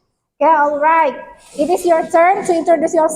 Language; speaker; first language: English; non-native, fluent; Indonesian